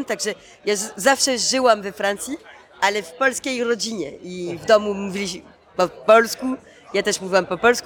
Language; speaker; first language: Polish; early bilingual, heritage; Polish